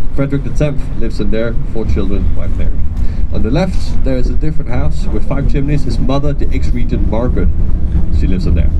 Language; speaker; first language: English; non-native, fluent; Danish